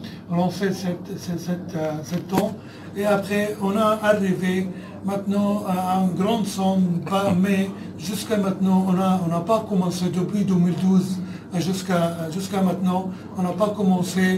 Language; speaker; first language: French; non-native, fluent; Arabic